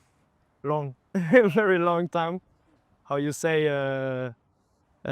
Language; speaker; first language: English; non-native, fluent; French